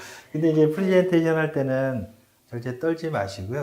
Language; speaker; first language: Korean; native; Korean